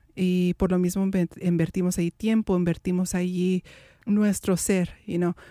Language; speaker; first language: Spanish; native; Spanish